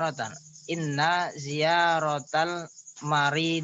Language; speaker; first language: Arabic; non-native, learner; Indonesian